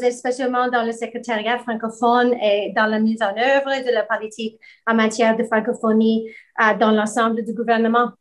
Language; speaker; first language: French; non-native, learner; English